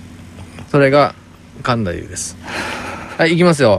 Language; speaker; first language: Japanese; native; Japanese